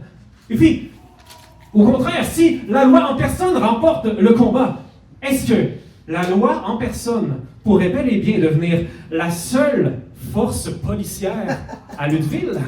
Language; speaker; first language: French; native; French